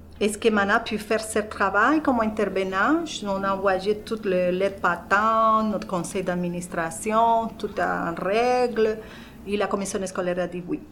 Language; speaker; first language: French; non-native, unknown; Spanish